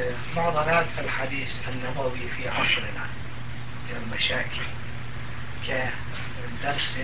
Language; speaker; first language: Arabic; non-native, local second language; Turkish